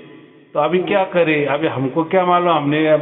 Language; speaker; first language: Hindi; native; Hindi